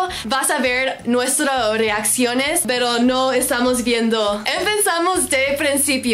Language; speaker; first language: Spanish; non-native, learner; English